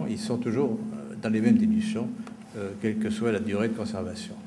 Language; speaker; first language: French; native; French